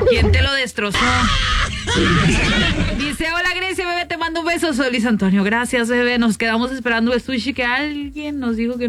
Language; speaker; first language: Spanish; native; Spanish